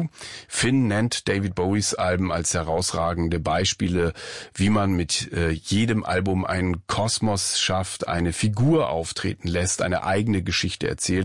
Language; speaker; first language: German; native; German